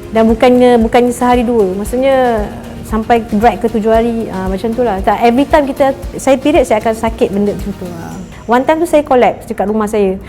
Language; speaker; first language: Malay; native; Malay